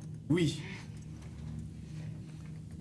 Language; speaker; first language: French; native; French